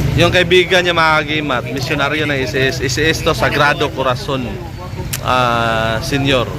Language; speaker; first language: Filipino; non-native, local second language; Cebuano